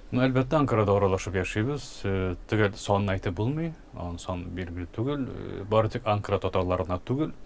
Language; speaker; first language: Tatar; early bilingual, heritage; Tatar